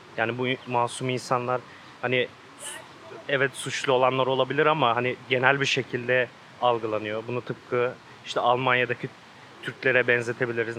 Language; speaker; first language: Turkish; native; Turkish